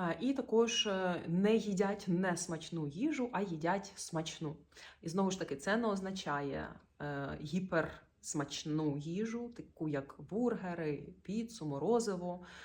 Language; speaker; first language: Ukrainian; native; Ukrainian